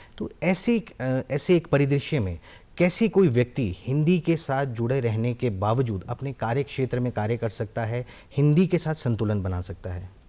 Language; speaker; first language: Hindi; native; Hindi